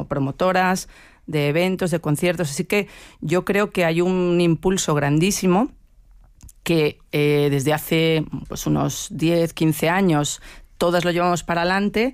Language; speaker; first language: Spanish; native; Spanish